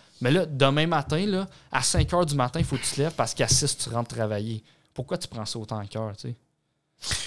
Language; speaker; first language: French; native; French